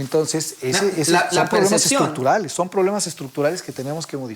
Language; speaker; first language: Spanish; native; Spanish